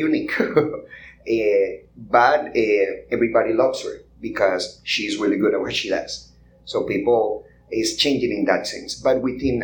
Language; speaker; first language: English; non-native, fluent; Spanish